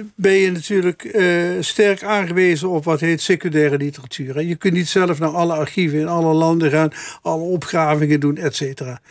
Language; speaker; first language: Dutch; native; Dutch